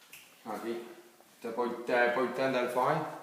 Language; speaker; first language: French; native; French